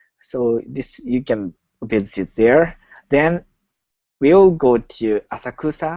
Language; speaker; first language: English; non-native, learner; Japanese